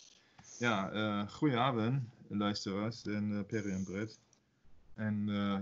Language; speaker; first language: Dutch; non-native, learner; German